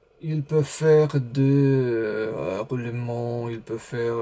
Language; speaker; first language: French; non-native, learner; Romanian